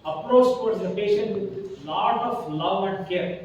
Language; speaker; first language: English; non-native, local second language; Kannada